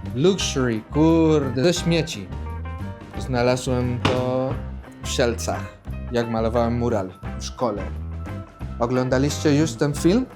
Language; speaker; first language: Polish; non-native, fluent; Spanish